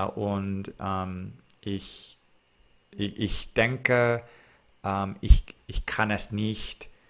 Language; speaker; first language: German; non-native, learner; English